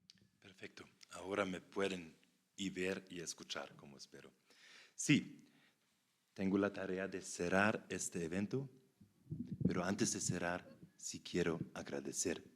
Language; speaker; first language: Spanish; non-native, fluent; German